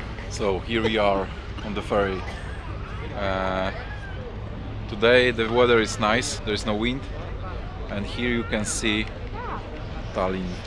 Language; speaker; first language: English; non-native, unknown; Polish